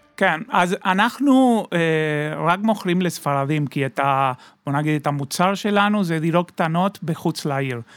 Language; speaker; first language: Hebrew; non-native, fluent; Spanish